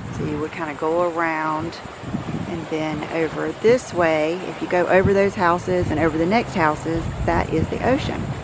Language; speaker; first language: English; native; English